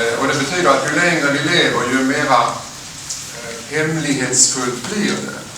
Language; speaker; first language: Swedish; native; Swedish